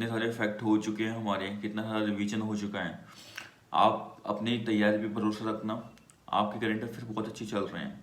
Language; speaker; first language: Hindi; native; Hindi